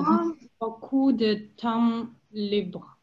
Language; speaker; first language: French; non-native, learner; Russian